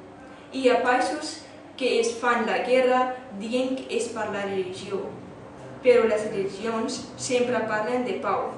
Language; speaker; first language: Catalan; early bilingual, other home language; Urdu